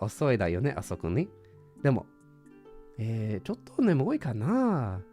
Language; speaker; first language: Japanese; non-native, learner; English